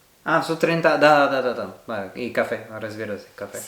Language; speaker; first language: Bulgarian; non-native, learner; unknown